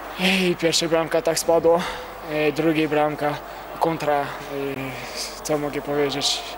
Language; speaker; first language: Polish; non-native, learner; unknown